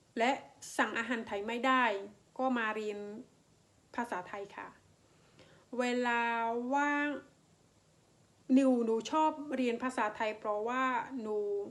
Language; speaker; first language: Thai; non-native, learner; Khmer